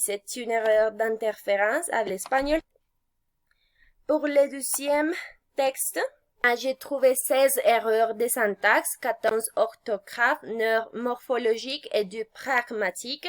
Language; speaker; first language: French; non-native, fluent; Spanish